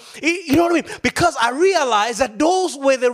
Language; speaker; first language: English; non-native, local second language; Nyanja